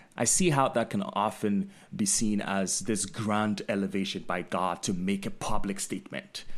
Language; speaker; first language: English; non-native, local second language; Akan